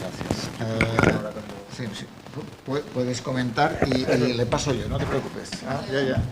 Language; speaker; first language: Spanish; native; Spanish